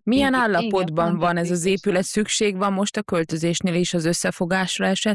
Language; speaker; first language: Hungarian; native; Hungarian